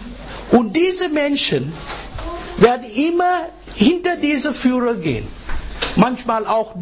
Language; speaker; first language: German; non-native, fluent; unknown